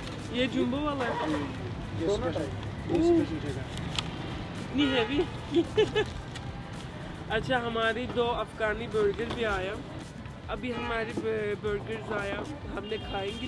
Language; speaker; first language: Hindi; non-native, learner; Turkish